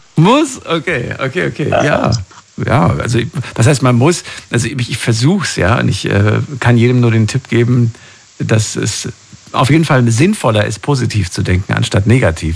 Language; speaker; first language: German; native; German